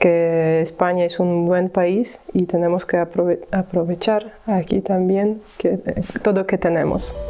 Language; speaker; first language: Spanish; non-native, learner; Ukrainian